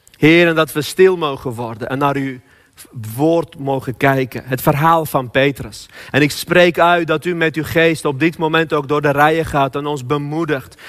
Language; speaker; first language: Dutch; non-native, fluent; Armenian